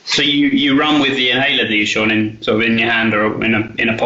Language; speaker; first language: English; native; English